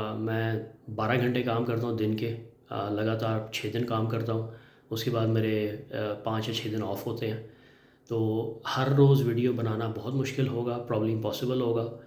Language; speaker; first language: Urdu; native; Urdu